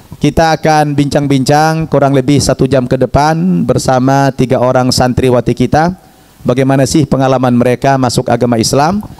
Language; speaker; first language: Indonesian; native; Indonesian